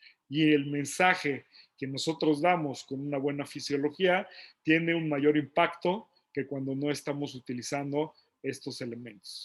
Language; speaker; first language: Spanish; native; Spanish